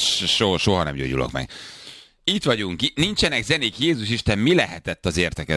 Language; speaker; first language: Hungarian; native; Hungarian